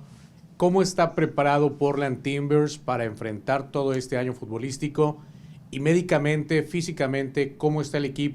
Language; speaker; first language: Spanish; native; Spanish